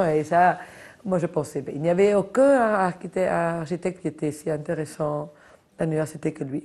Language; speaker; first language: French; non-native, fluent; Spanish